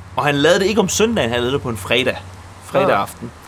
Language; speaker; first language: Danish; early bilingual, other home language; Polish